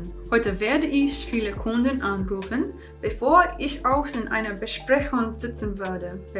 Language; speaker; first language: German; non-native, learner; English